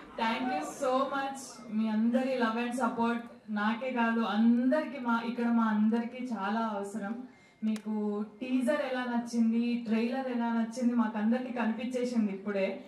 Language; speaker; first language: Telugu; native; Telugu